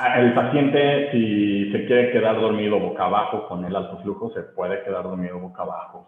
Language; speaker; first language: Spanish; native; Spanish